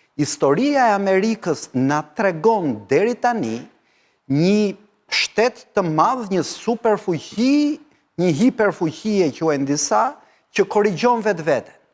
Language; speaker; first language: Albanian; native; Albanian